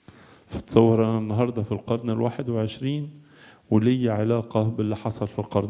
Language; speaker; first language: Arabic; native; Arabic